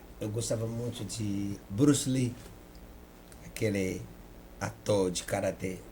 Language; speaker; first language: Portuguese; non-native, fluent; Lingala